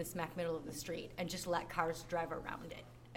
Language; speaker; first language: English; native; English